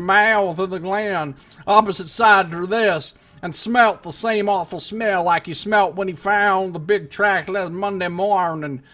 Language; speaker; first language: English; native; English